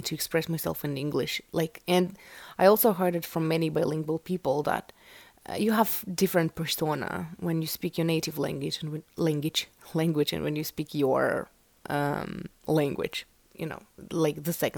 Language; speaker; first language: English; non-native, fluent; Russian